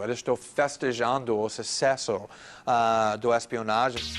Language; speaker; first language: Portuguese; non-native, fluent; English